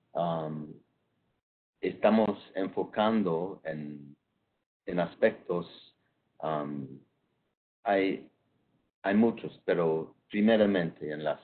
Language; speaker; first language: Spanish; non-native, fluent; English